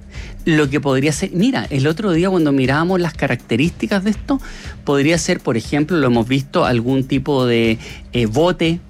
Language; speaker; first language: Spanish; native; Spanish